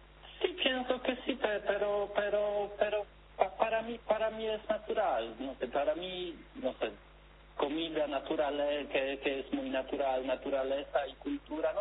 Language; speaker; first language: Spanish; non-native, fluent; Polish